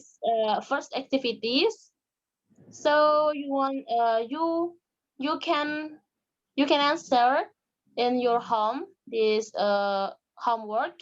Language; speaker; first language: English; non-native, learner; Indonesian